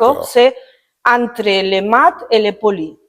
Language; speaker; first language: French; non-native, learner; Spanish